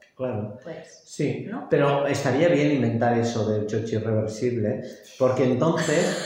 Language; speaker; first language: Spanish; native; Spanish